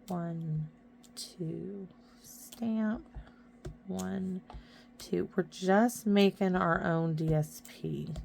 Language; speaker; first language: English; native; English